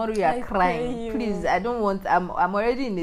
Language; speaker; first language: English; non-native, local second language; Yoruba